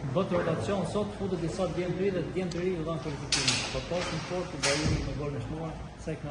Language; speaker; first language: Albanian; native; Albanian